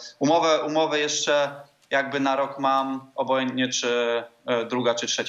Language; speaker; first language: Polish; early bilingual, heritage; Polish